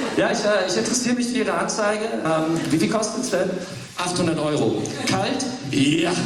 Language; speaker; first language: German; early bilingual, other home language; English